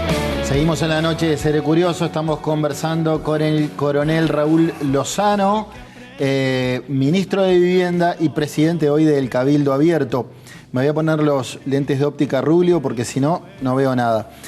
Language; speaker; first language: Spanish; native; Spanish